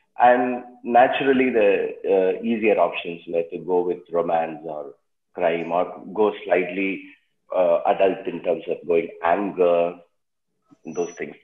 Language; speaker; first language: English; non-native, local second language; Tamil